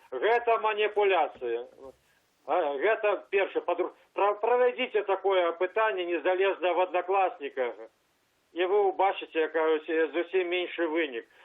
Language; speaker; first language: Belarusian; native; Belarusian